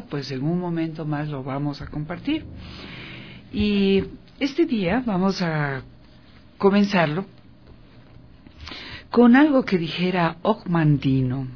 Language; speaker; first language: Spanish; native; Spanish